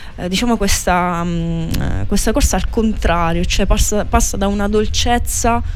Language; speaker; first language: Italian; native; Italian